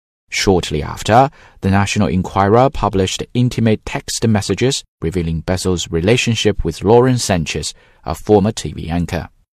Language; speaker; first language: English; non-native, fluent; Chinese